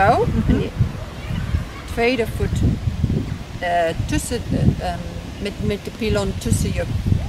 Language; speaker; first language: Dutch; non-native, learner; English